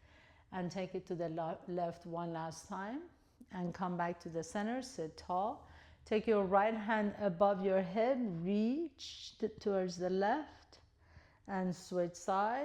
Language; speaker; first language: English; native; English